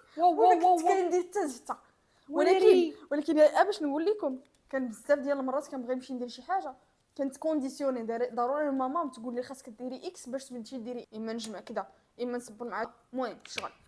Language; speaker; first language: Arabic; native; Arabic